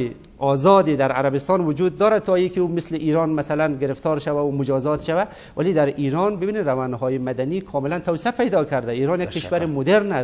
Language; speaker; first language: Persian; native; Persian